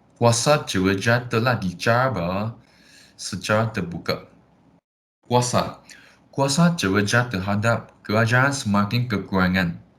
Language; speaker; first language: Malay; non-native, local second language; Chinese